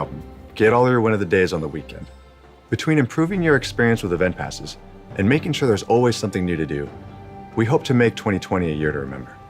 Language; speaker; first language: English; native; English